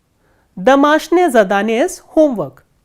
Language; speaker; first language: Russian; non-native, fluent; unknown